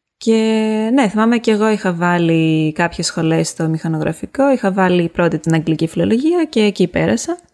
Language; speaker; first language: Greek; native; Greek